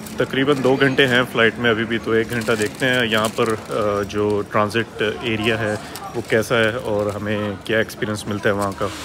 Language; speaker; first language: Urdu; non-native, local second language; Punjabi